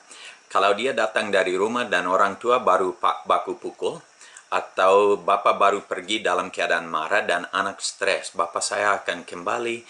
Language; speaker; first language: Indonesian; non-native, fluent; English